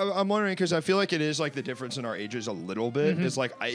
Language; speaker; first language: English; native; English